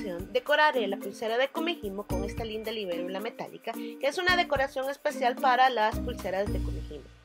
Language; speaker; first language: Spanish; native; Spanish